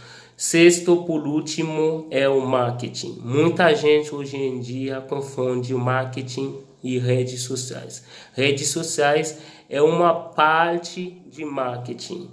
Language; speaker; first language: Portuguese; non-native, local second language; Haitian Creole